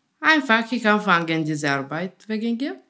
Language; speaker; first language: German; non-native, learner; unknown